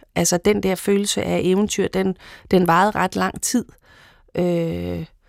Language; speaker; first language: Danish; native; Danish